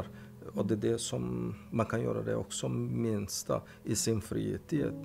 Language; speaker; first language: Swedish; non-native, fluent; Somali